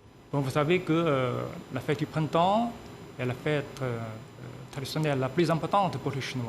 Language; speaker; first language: French; non-native, fluent; Chinese